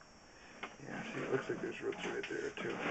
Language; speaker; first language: English; native; English